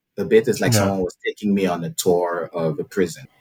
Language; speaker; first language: English; non-native, local second language; Yoruba